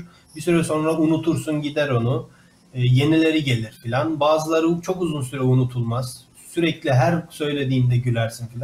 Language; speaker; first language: Turkish; native; Turkish